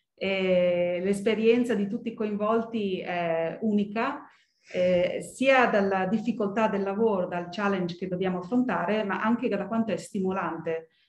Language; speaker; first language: Italian; early bilingual, heritage; Italian